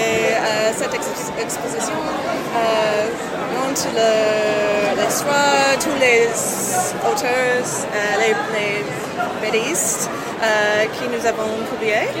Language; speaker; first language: French; non-native, learner; English